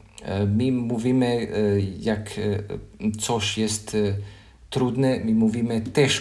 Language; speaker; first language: Polish; non-native, learner; Croatian